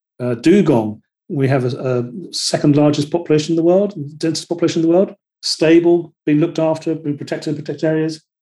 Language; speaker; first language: English; native; English